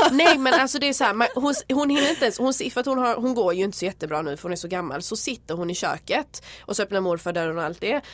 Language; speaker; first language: Swedish; early bilingual, other home language; Serbian